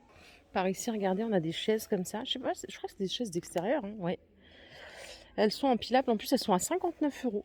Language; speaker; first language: French; native; French